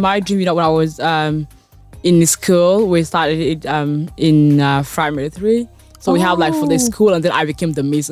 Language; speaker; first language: English; native; English